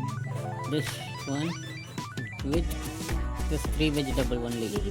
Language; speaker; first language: English; non-native, local second language; Tamil